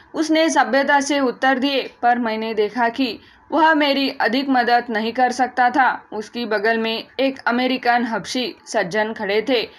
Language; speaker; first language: Hindi; non-native, local second language; Marathi